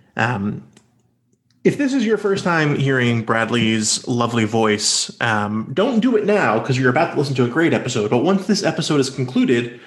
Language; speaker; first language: English; native; English